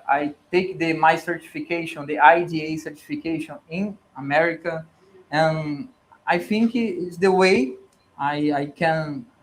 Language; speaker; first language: English; non-native, learner; Portuguese